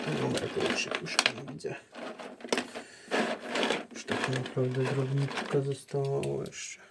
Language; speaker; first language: Polish; native; Polish